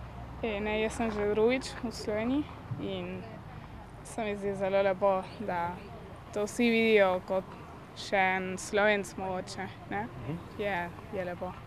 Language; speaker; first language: Slovenian; early bilingual, heritage; Slovenian